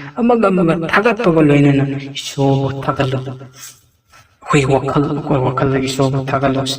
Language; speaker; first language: Manipuri; non-native, local second language; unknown